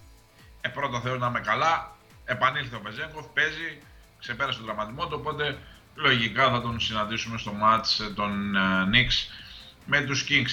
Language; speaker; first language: Greek; native; Greek